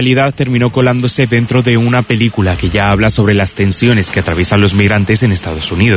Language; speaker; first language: Spanish; native; Spanish